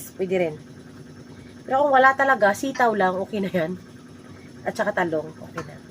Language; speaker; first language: Filipino; native; Filipino